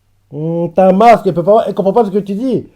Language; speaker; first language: French; native; French